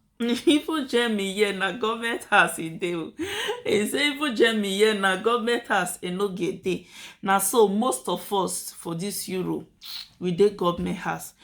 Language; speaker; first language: Nigerian Pidgin; native; Nigerian Pidgin